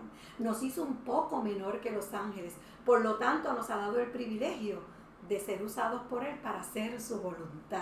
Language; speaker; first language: Spanish; native; Spanish